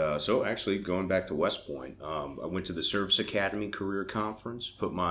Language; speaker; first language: English; native; English